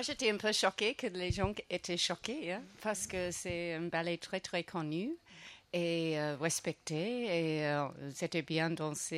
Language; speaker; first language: French; non-native, fluent; English